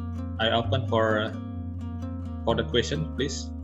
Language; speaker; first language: English; non-native, learner; Indonesian